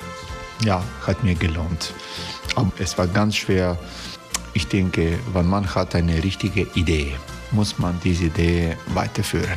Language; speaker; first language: German; non-native, learner; Croatian